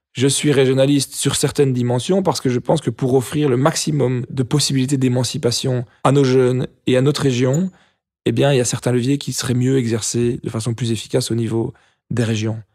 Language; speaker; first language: French; native; French